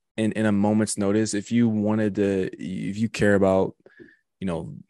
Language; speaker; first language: English; native; English